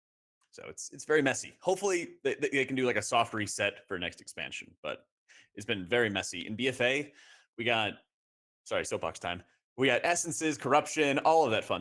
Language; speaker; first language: English; native; English